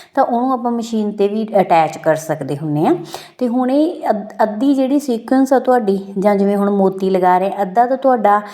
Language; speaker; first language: Punjabi; native; Punjabi